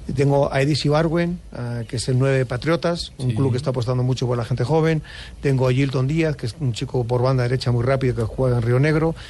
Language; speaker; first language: Spanish; native; Spanish